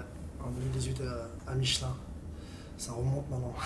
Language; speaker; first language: French; native; French